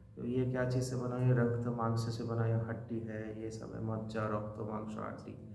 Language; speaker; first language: Hindi; non-native, local second language; Bangla